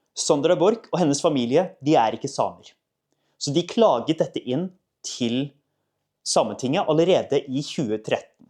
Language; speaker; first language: Norwegian; native; Norwegian